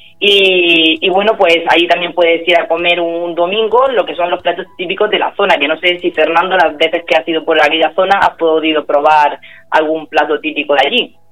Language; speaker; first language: Spanish; native; Spanish